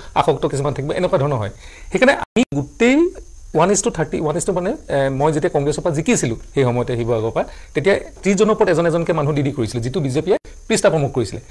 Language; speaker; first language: Assamese; native; Assamese